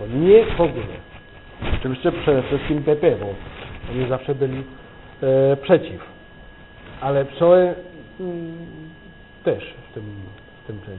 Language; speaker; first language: Polish; non-native, fluent; Catalan